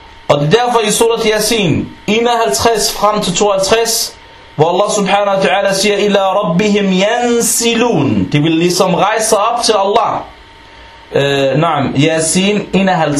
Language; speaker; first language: Danish; non-native, fluent; Arabic